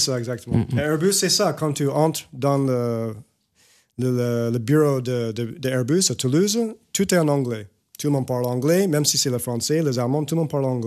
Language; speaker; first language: French; non-native, fluent; English